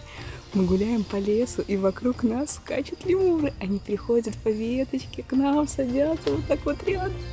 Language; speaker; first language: Russian; native; Russian